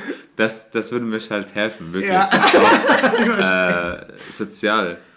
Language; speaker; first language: German; non-native, fluent; Arabic